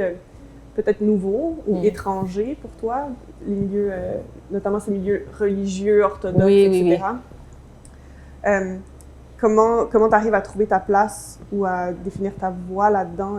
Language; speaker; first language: French; native; French